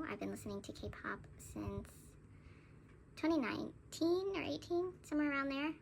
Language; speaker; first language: English; native; English